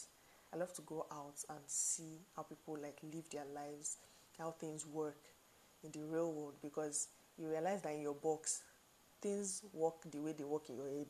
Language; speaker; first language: English; non-native, local second language; Yoruba